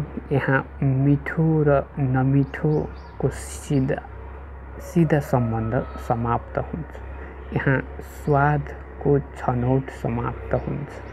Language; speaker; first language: Nepali; native; Nepali